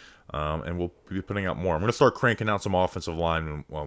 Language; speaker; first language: English; native; English